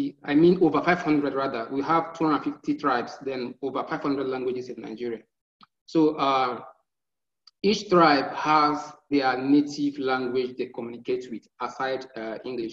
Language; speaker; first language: English; non-native, local second language; Igbo